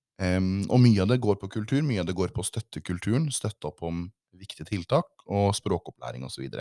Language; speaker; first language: Norwegian; native; Norwegian